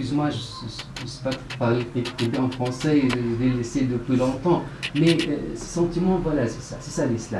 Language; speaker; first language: French; non-native, local second language; Arabic